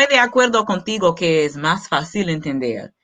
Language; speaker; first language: Spanish; non-native, learner; English